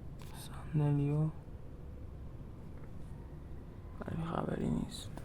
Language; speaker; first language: Persian; native; Persian